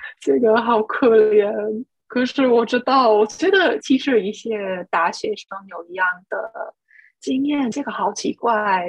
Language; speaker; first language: Chinese; non-native, fluent; English